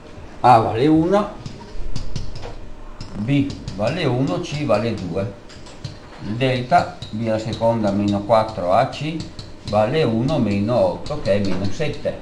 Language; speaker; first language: Italian; native; Italian